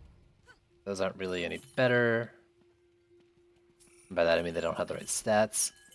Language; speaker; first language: English; native; English